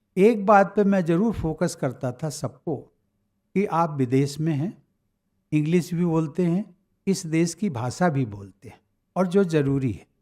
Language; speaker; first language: Hindi; native; Hindi